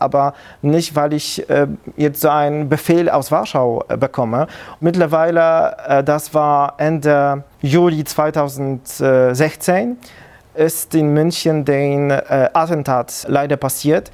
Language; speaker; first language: German; non-native, fluent; Polish